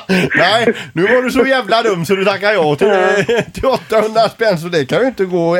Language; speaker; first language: Swedish; native; Swedish